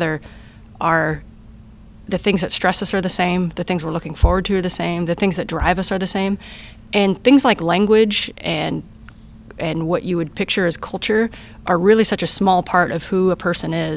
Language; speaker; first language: English; native; English